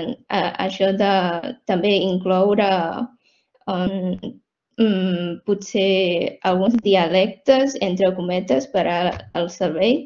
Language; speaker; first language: Catalan; non-native, fluent; Chinese